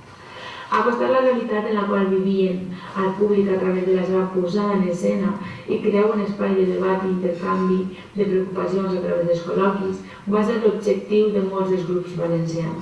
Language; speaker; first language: Catalan; native; Catalan